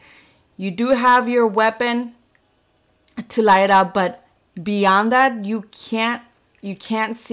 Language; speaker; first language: English; native; English